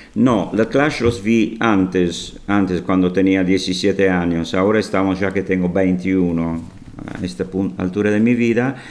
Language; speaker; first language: Spanish; non-native, fluent; Italian